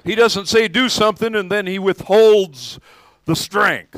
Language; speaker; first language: English; native; English